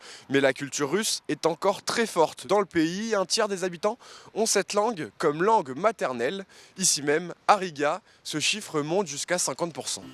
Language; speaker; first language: French; native; French